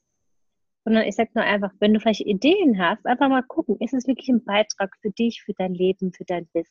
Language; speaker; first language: German; native; German